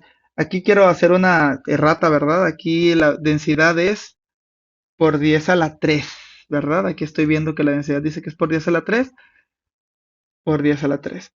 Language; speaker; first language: Spanish; native; Spanish